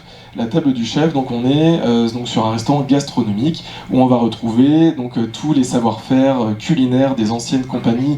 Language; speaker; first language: French; native; French